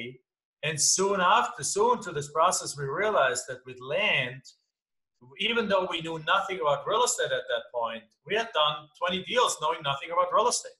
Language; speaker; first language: English; non-native, fluent; German